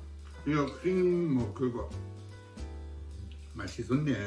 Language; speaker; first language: Korean; non-native, fluent; English